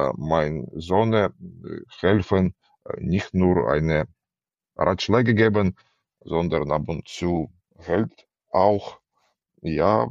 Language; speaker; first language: German; non-native, learner; Ukrainian